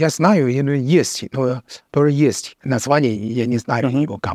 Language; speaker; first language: Russian; non-native, learner; Chinese